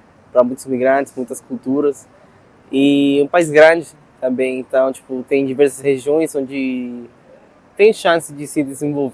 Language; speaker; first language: Portuguese; non-native, fluent; Spanish